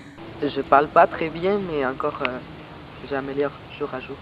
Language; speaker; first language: French; non-native, learner; Spanish